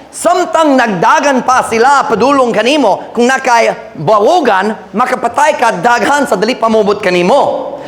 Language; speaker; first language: Cebuano; non-native, fluent; English